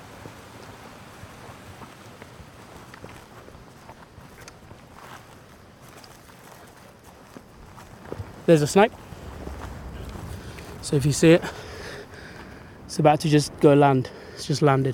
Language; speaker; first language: English; early bilingual, other home language; Arabic